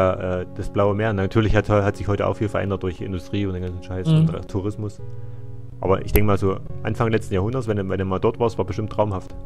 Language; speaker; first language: German; native; German